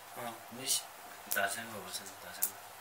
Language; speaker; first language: Chinese; non-native, local second language; Tibetan